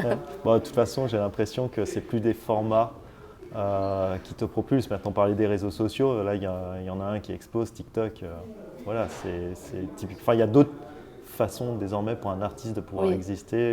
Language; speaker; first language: French; native; French